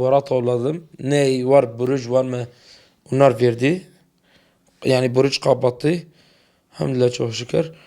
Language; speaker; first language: Turkish; non-native, learner; Arabic